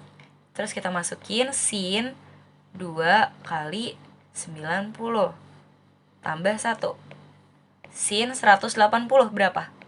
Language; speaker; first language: Indonesian; native; Indonesian